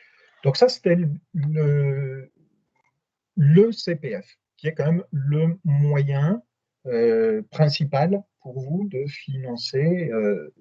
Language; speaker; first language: French; native; French